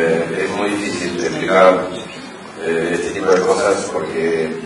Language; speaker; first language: Spanish; native; Spanish